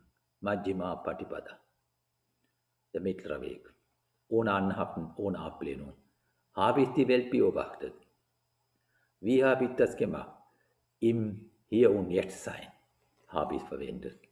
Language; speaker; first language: German; non-native, fluent; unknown